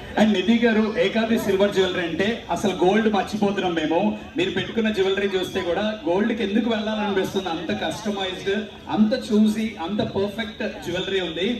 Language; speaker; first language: Telugu; native; Telugu